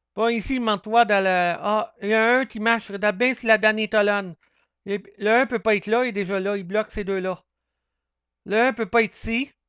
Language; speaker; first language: French; native; French